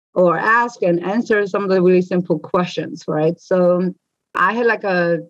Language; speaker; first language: English; native; English